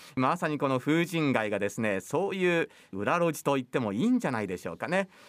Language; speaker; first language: Japanese; native; Japanese